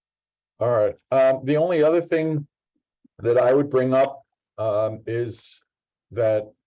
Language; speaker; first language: English; native; English